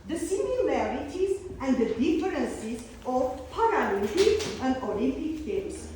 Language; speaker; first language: English; non-native, fluent; Armenian